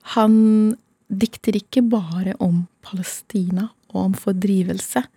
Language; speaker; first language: Norwegian; non-native, fluent; Arabic